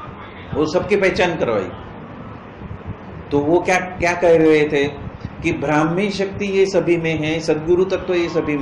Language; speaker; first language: Hindi; non-native, local second language; Gujarati